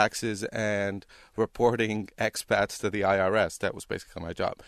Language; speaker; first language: English; non-native, fluent; Arabic